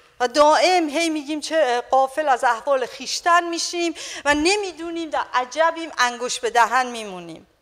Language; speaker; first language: Persian; native; Persian